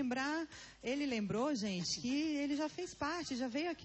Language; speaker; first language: Portuguese; native; Portuguese